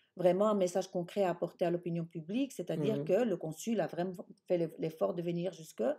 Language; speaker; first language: French; early bilingual, other home language; Spanish